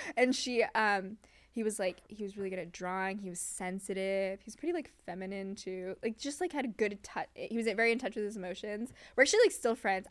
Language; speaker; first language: English; native; English